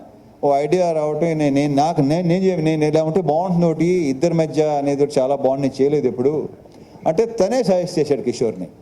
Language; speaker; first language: Telugu; native; Telugu